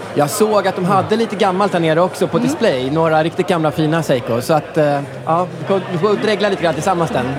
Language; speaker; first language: Swedish; native; Swedish